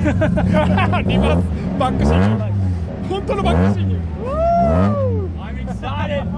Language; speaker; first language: Japanese; non-native, learner; English